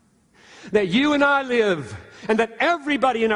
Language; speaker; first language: English; native; English